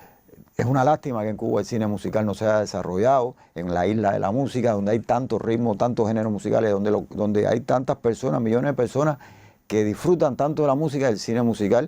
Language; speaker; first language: Spanish; native; Spanish